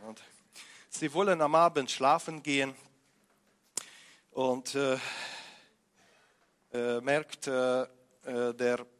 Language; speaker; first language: German; non-native, fluent; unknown